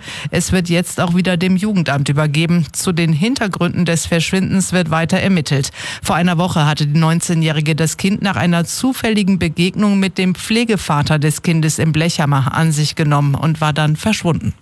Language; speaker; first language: German; native; German